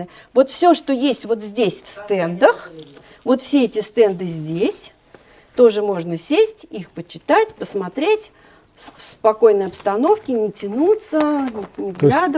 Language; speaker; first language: Russian; native; Russian